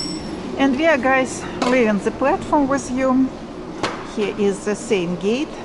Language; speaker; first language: English; non-native, learner; Russian